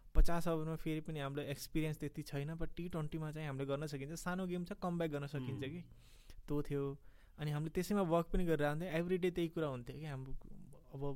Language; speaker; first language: Nepali; early bilingual, heritage; Nepali